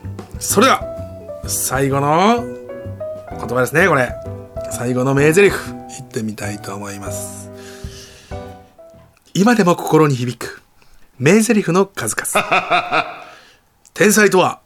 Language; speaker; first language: Japanese; native; Japanese